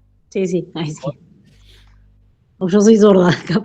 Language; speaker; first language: Spanish; native; Spanish